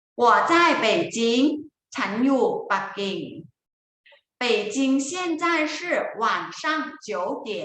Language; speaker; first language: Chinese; non-native, fluent; Thai